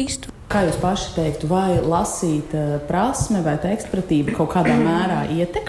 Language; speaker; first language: Latvian; native; Latvian